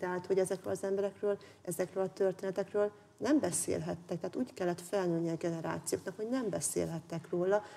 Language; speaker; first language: Hungarian; native; Hungarian